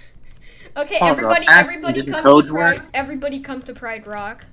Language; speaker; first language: English; native; English